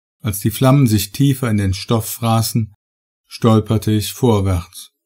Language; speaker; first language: German; native; German